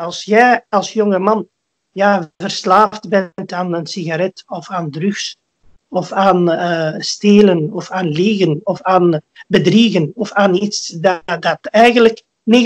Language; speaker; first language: Dutch; early bilingual, other home language; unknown